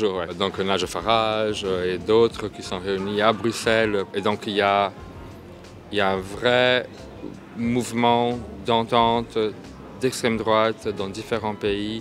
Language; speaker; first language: French; native; French